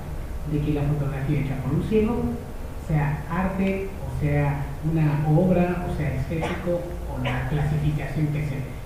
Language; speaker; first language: Spanish; native; Spanish